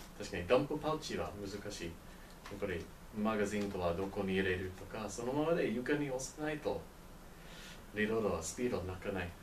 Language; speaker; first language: Japanese; non-native, learner; English